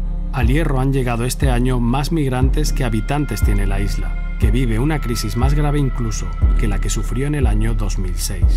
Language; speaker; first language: Spanish; native; Spanish